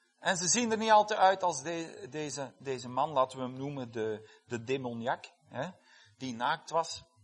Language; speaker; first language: Dutch; non-native, fluent; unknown